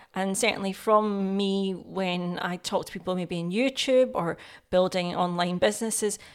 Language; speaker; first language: English; native; English